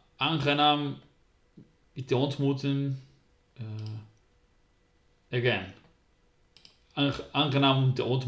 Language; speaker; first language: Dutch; non-native, learner; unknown